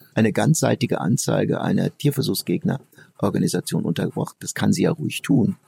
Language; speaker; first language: German; early bilingual, other home language; Turkish